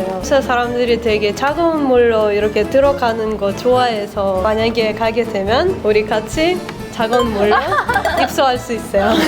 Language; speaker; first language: Korean; non-native, fluent; Russian